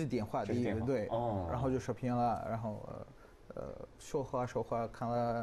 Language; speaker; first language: Chinese; non-native, learner; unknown